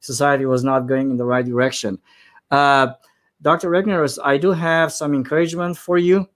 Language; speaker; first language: English; non-native, fluent; Romanian